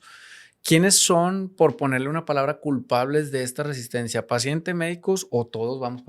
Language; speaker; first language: Spanish; native; Spanish